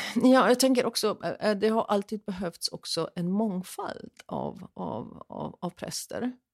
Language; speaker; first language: Swedish; non-native, fluent; German